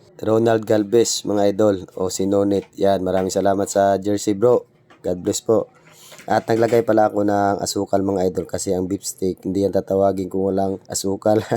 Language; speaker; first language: Filipino; non-native, local second language; Cebuano